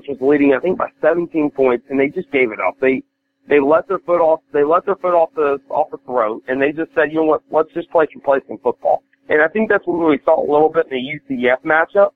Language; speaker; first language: English; native; English